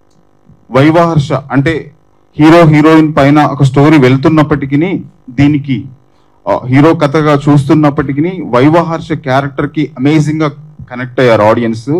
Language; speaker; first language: Telugu; native; Telugu